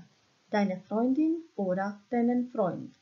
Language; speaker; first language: German; non-native, fluent; Croatian